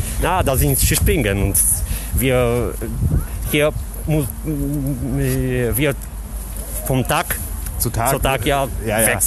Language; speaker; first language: German; non-native, learner; Polish